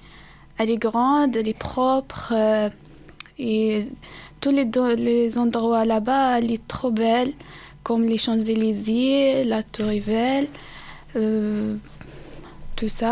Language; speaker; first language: French; non-native, learner; Arabic